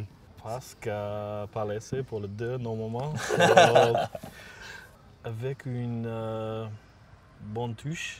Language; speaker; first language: French; non-native, learner; English